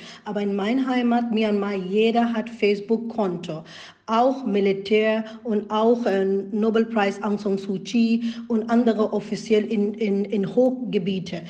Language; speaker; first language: German; non-native, learner; Rohingya